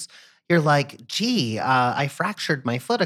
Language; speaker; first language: English; native; English